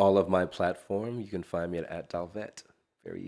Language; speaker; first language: English; native; English